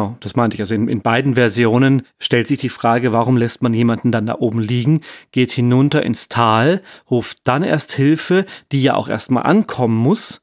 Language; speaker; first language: German; native; German